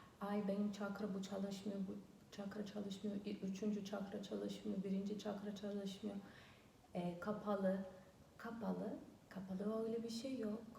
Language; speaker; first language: Turkish; non-native, fluent; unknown